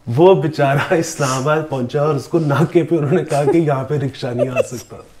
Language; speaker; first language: Urdu; native; Urdu